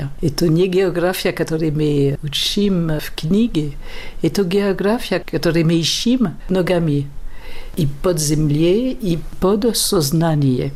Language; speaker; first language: Russian; non-native, learner; French